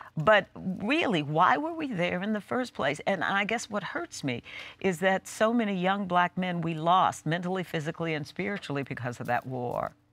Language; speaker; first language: English; native; English